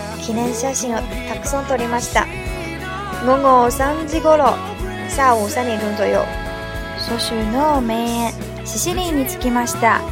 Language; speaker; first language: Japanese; non-native, fluent; Chinese